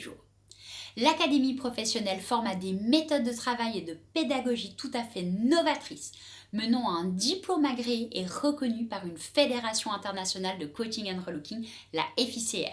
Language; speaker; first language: French; native; French